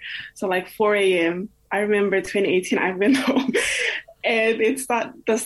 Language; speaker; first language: English; non-native, fluent; Indonesian